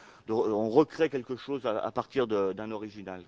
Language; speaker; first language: French; native; French